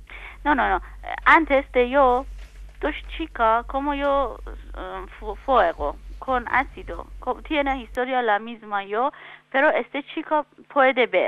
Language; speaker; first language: Spanish; non-native, learner; Persian